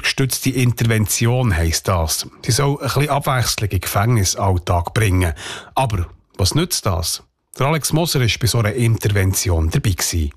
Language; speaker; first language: German; native; German